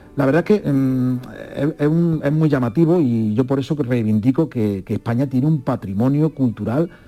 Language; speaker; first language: Spanish; native; Spanish